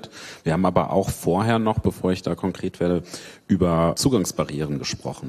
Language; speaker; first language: German; native; German